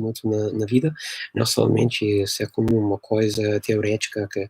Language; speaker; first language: Portuguese; non-native, fluent; English